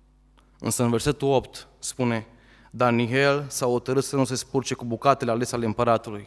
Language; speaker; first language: Romanian; native; Romanian